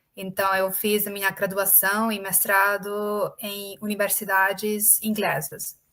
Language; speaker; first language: Portuguese; non-native, fluent; Estonian